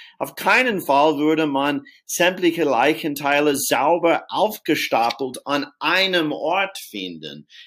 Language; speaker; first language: German; non-native, fluent; English